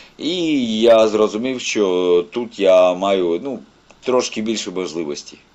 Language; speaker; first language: Ukrainian; non-native, local second language; Russian